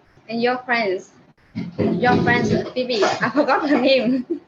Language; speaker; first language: English; non-native, learner; Vietnamese